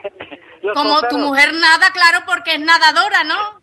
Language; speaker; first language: Spanish; native; Spanish